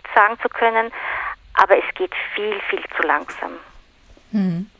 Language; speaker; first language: German; native; German